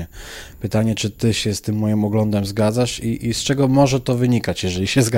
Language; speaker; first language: Polish; native; Polish